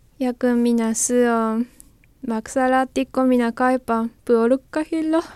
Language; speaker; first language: Finnish; non-native, learner; Japanese